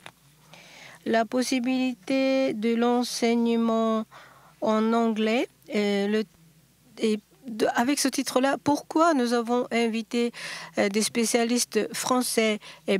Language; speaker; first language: French; non-native, learner; Japanese